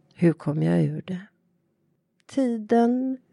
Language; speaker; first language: Swedish; native; Swedish